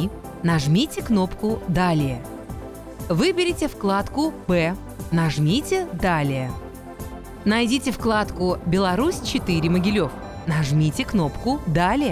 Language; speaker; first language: Russian; native; Russian